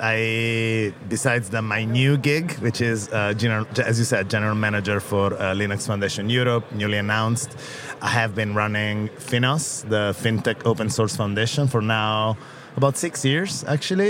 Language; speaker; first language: English; non-native, fluent; Italian